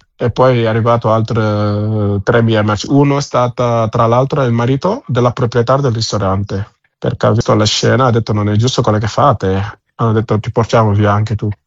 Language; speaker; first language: Italian; non-native, fluent; Wolof